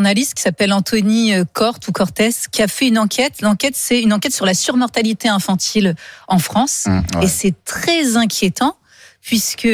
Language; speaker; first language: French; native; French